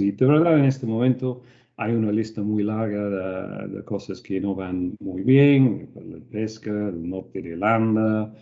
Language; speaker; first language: Spanish; non-native, fluent; English